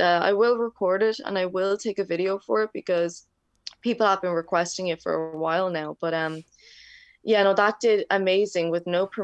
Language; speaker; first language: English; native; English